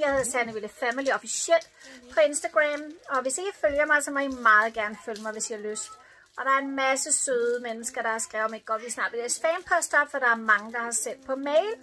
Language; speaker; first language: Danish; native; Danish